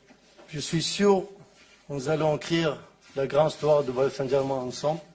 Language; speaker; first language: French; non-native, learner; Arabic